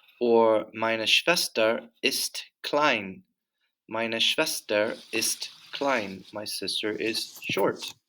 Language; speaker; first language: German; non-native, fluent; English